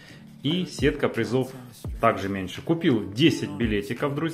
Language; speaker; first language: Russian; native; Russian